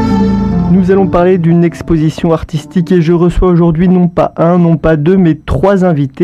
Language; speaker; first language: French; native; French